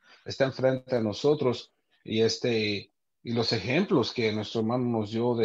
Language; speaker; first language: Spanish; native; Spanish